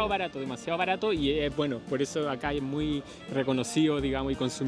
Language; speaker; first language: Spanish; native; Spanish